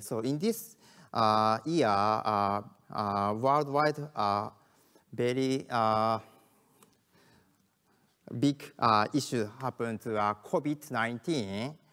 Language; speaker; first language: English; non-native, learner; Japanese